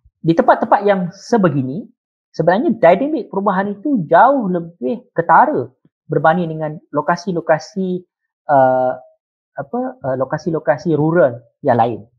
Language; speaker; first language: Malay; native; Malay